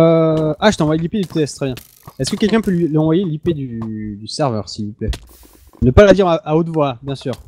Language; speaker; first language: French; native; French